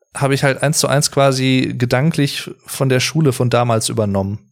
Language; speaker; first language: German; native; German